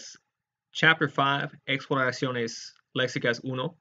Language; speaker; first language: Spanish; non-native, fluent; English